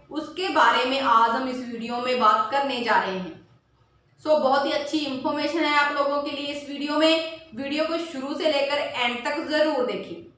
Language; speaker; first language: Hindi; non-native, local second language; Punjabi